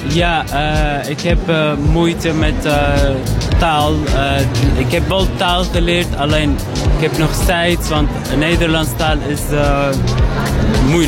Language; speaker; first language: Dutch; non-native, learner; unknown